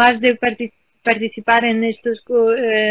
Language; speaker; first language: Spanish; non-native, fluent; Ukrainian